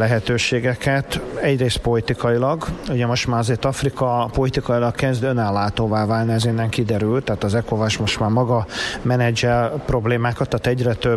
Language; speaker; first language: Hungarian; native; Hungarian